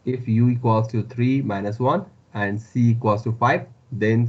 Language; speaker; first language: English; non-native, local second language; Nepali